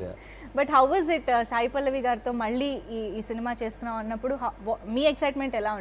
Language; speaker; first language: Telugu; native; Telugu